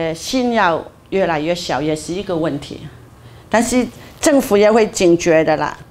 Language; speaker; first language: Chinese; non-native, fluent; Cantonese